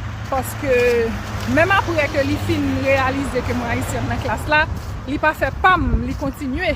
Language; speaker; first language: French; non-native, learner; Haitian Creole